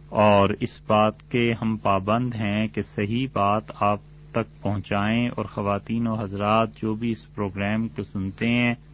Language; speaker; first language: Urdu; non-native, local second language; Punjabi